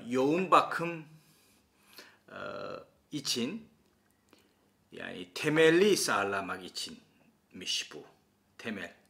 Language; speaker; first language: Turkish; non-native, fluent; Korean